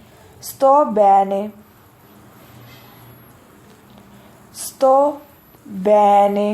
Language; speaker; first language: Italian; non-native, fluent; Urdu